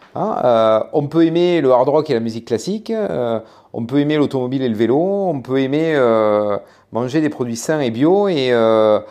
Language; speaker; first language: French; native; French